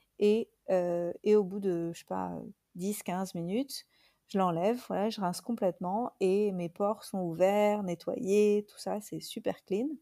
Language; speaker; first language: French; native; French